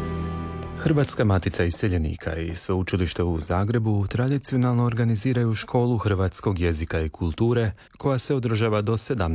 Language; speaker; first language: Serbian; native; Serbian